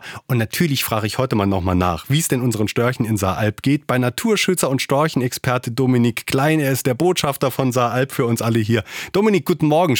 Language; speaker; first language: German; native; German